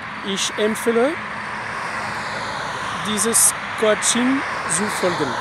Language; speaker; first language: German; non-native, learner; French